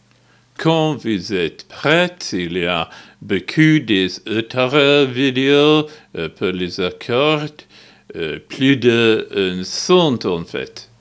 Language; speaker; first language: French; non-native, learner; English